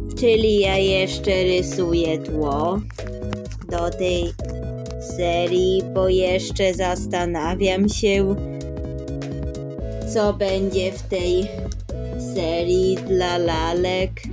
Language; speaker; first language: Polish; early bilingual, heritage; Polish